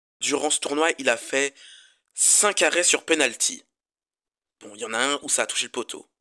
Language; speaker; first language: French; native; French